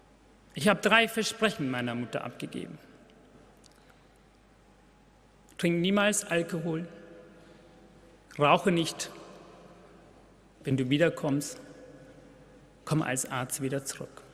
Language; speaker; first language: German; non-native, fluent; Tamil